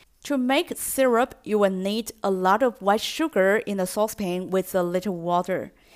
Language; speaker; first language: English; non-native, fluent; Chinese